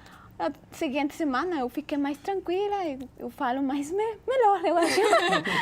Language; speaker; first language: Portuguese; non-native, learner; Spanish